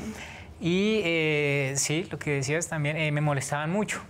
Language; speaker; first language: Spanish; native; Spanish